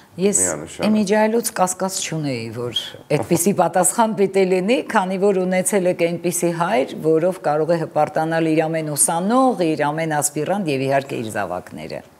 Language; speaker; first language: Armenian; native; Armenian